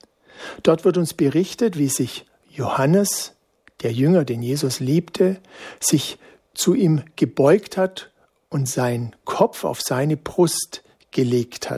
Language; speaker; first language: German; native; German